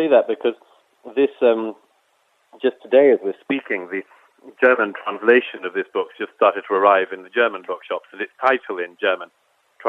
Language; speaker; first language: English; native; English